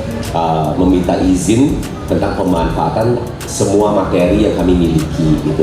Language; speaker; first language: Indonesian; native; Indonesian